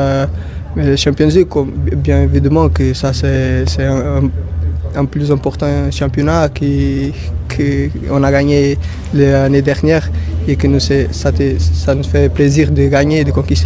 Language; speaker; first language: French; non-native, fluent; Portuguese